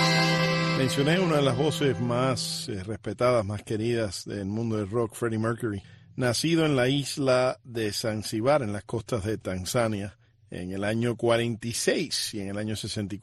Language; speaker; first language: Spanish; native; Spanish